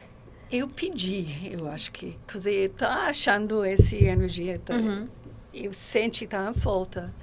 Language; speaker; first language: Portuguese; non-native, learner; English